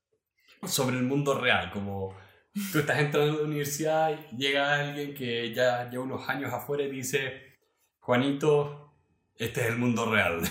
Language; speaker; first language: Spanish; native; Spanish